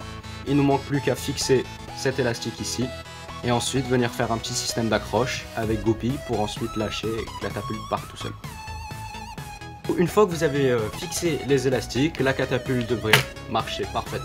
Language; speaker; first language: French; native; French